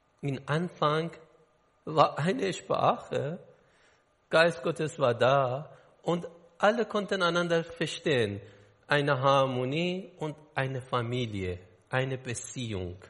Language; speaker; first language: German; non-native, learner; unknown